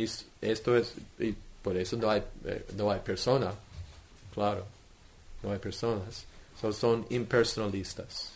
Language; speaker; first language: Spanish; non-native, fluent; English